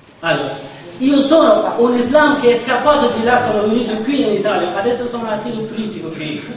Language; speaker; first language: Italian; non-native, learner; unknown